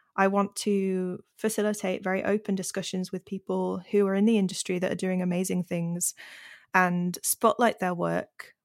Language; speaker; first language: English; native; English